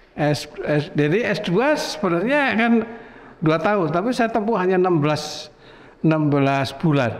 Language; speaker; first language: Indonesian; native; Indonesian